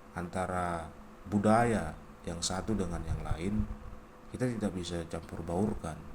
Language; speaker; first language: Indonesian; non-native, local second language; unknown